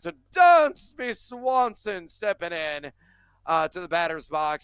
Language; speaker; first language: English; native; English